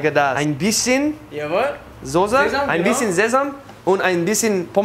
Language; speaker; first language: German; non-native, learner; English